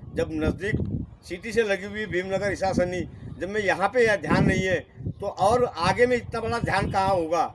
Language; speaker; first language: Hindi; non-native, local second language; Marathi